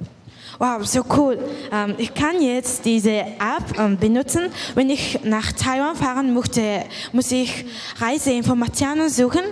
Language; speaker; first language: German; non-native, learner; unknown